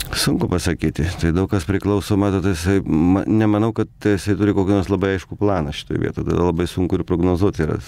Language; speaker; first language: Lithuanian; native; Lithuanian